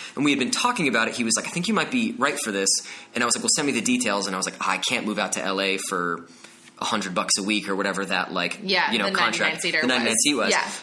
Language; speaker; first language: English; native; English